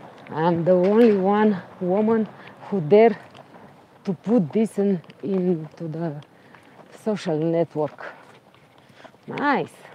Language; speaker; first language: English; non-native, learner; Romanian